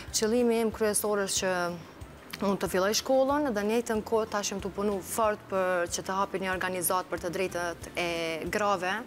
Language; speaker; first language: Albanian; native; Albanian